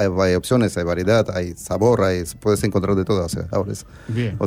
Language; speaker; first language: Spanish; non-native, fluent; Armenian